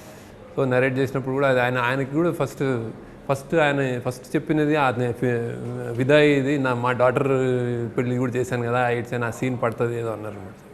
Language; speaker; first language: Telugu; native; Telugu